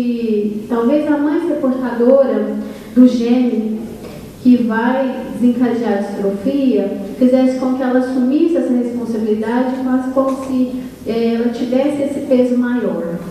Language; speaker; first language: Portuguese; native; Portuguese